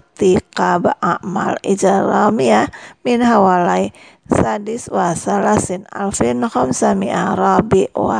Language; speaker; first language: Arabic; non-native, fluent; Indonesian